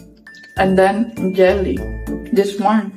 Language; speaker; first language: English; non-native, learner; Indonesian